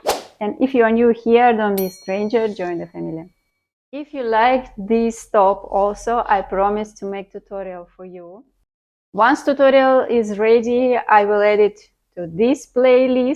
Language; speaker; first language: English; non-native, fluent; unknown